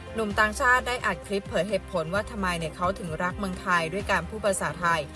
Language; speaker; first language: Thai; native; Thai